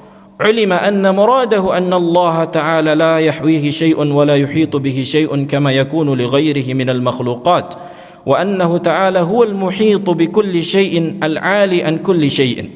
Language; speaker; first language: Arabic; non-native, fluent; Indonesian